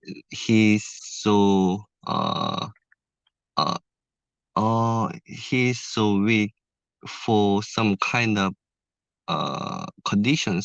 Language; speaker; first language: English; non-native, learner; Korean